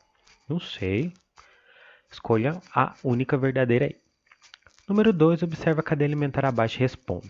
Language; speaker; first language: Portuguese; native; Portuguese